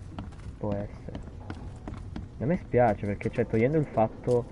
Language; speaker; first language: Italian; native; Italian